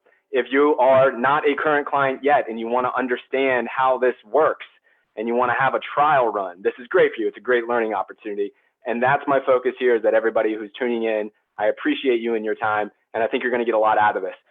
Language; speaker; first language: English; native; English